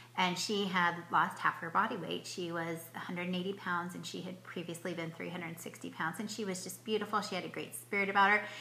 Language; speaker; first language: English; native; English